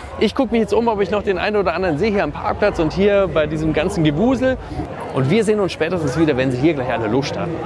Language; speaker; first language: German; native; German